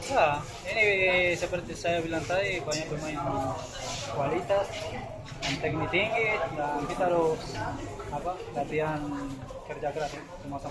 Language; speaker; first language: Indonesian; non-native, learner; Spanish